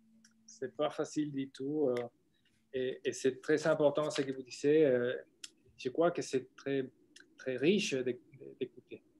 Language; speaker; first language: French; non-native, fluent; Spanish